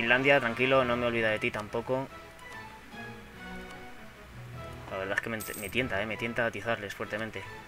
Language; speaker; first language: Spanish; native; Spanish